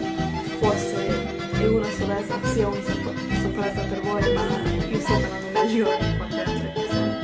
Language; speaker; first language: Italian; non-native, learner; English